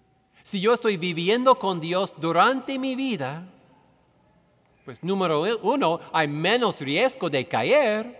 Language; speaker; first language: Spanish; non-native, fluent; English